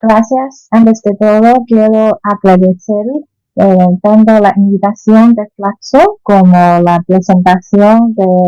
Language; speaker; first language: Spanish; non-native, fluent; Chinese